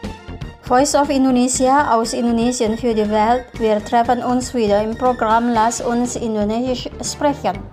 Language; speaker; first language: German; non-native, fluent; Indonesian